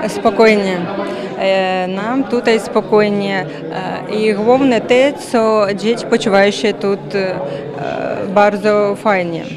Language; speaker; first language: Polish; early bilingual, heritage; Russian